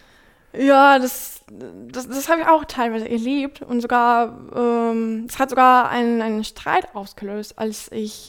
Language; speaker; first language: German; non-native, fluent; Ukrainian